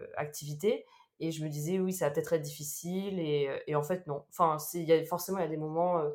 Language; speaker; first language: French; native; French